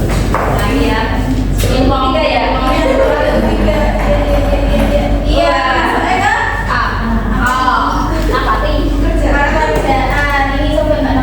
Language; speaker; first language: Indonesian; native; Indonesian